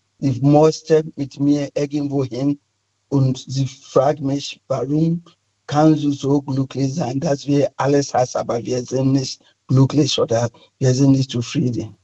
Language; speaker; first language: German; non-native, fluent; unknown